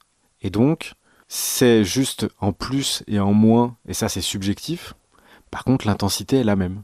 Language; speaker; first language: French; native; French